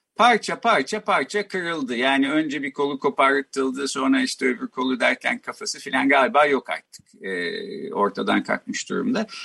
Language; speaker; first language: Turkish; native; Turkish